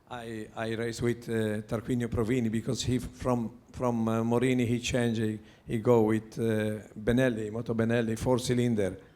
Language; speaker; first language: English; non-native, learner; Italian